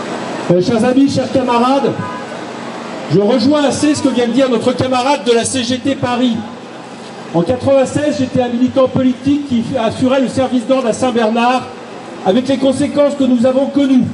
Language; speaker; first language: French; native; French